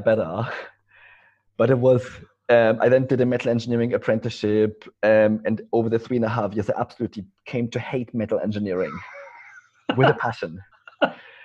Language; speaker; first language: English; non-native, fluent; German